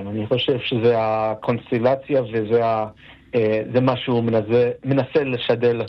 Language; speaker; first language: Hebrew; non-native, fluent; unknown